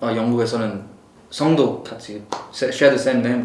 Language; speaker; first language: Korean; non-native, learner; English